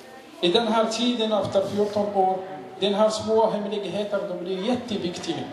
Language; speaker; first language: Swedish; non-native, learner; Arabic